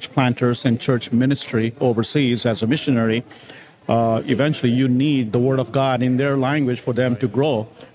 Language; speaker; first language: English; native; English